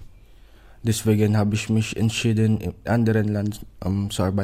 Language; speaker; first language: German; non-native, learner; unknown